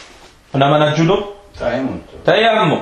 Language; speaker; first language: Danish; non-native, fluent; Arabic